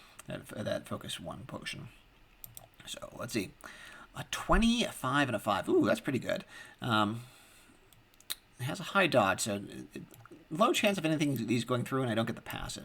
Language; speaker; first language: English; native; English